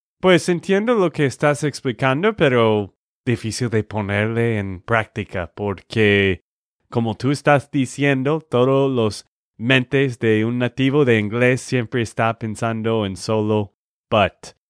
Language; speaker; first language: Spanish; non-native, learner; English